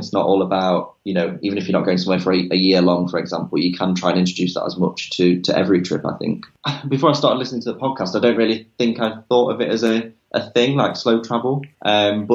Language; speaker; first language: English; native; English